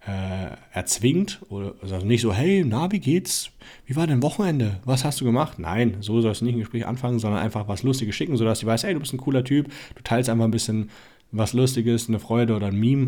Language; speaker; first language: German; native; German